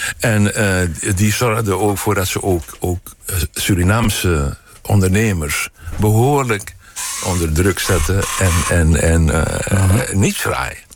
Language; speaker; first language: Dutch; native; Dutch